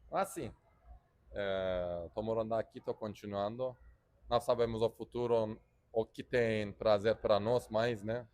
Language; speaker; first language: Portuguese; non-native, learner; Turkish